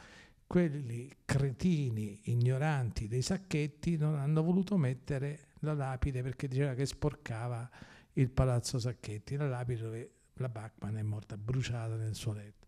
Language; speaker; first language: Italian; native; Italian